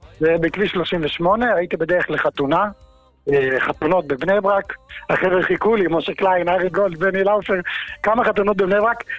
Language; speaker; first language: Hebrew; native; Hebrew